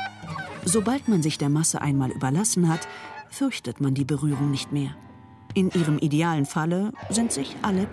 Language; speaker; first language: German; native; German